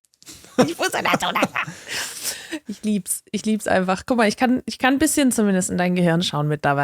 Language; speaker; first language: German; native; German